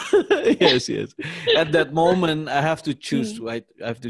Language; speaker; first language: English; non-native, learner; Indonesian